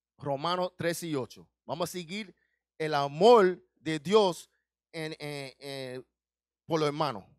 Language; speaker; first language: Spanish; early bilingual, heritage; Spanish